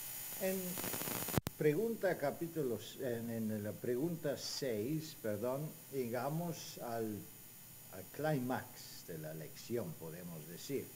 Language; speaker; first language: Spanish; non-native, fluent; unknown